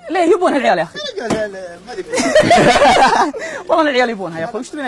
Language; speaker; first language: Arabic; native; Arabic